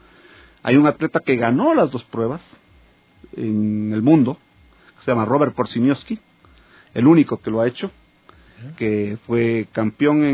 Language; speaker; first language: Spanish; native; Spanish